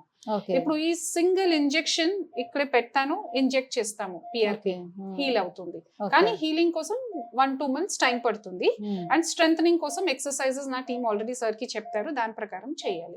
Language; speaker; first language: Telugu; non-native, fluent; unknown